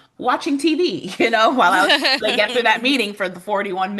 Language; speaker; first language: English; native; English